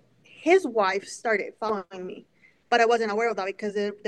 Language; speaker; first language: English; non-native, fluent; Spanish